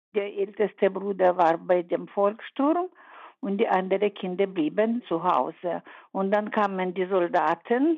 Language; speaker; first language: German; early bilingual, heritage; German